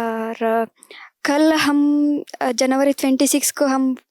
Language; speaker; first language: Hindi; non-native, local second language; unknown